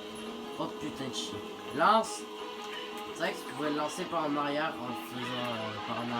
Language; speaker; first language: French; native; French